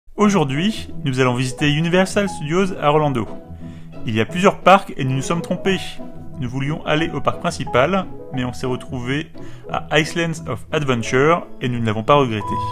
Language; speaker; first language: French; native; French